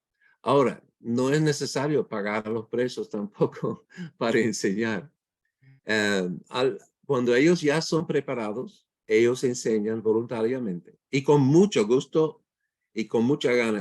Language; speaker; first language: Spanish; non-native, fluent; English